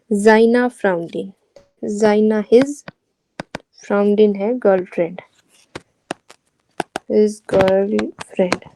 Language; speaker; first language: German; non-native, fluent; Hindi